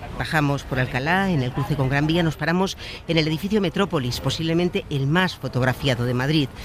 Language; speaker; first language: Spanish; native; Spanish